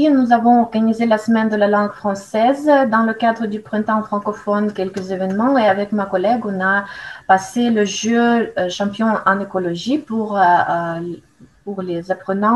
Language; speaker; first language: French; non-native, fluent; Russian